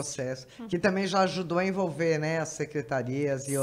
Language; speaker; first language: Portuguese; native; Portuguese